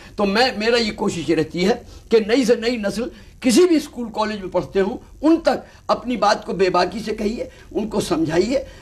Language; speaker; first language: Urdu; native; Urdu